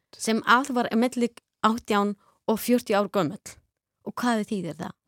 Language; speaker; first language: Icelandic; non-native, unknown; Persian